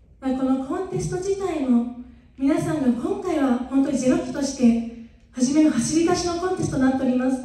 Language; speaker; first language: Japanese; native; Japanese